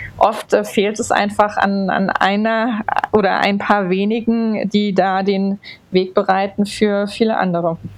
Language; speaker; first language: German; native; German